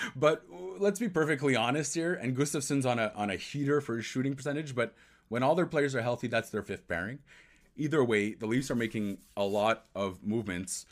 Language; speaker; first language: English; native; English